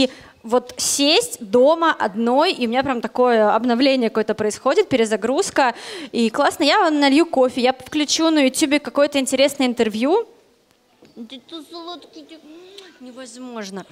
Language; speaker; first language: Russian; native; Russian